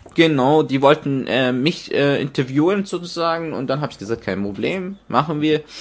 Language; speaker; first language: German; non-native, fluent; Arabic